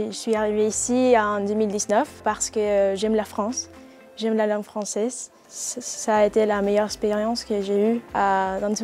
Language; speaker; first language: French; non-native, fluent; Spanish